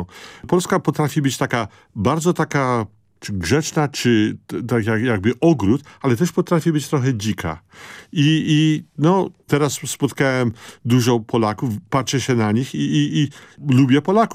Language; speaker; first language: Polish; early bilingual, other home language; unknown